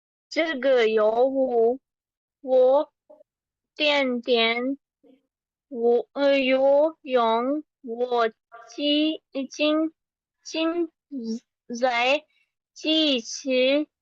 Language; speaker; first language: Chinese; non-native, learner; Urdu